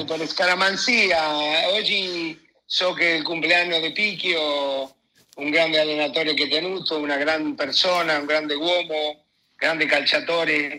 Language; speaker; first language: Italian; non-native, fluent; Spanish